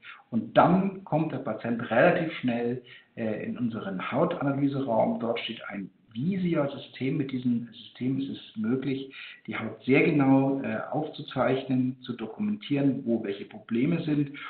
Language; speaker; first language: German; native; German